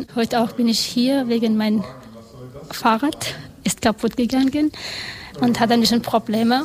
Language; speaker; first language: German; non-native, learner; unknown